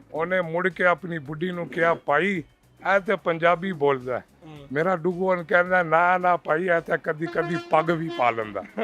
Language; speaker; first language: Punjabi; early bilingual, heritage; Punjabi